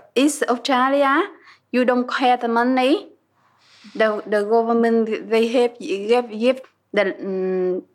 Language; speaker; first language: English; non-native, learner; Vietnamese